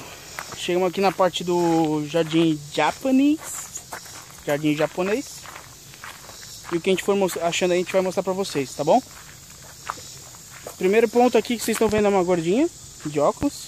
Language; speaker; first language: Portuguese; native; Portuguese